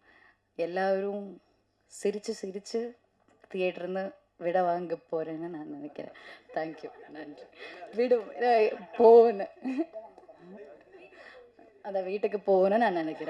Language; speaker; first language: Tamil; non-native, learner; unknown